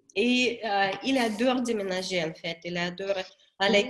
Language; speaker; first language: French; non-native, learner; Russian